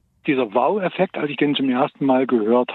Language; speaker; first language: German; native; German